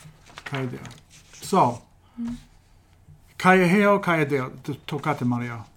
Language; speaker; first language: Korean; non-native, fluent; English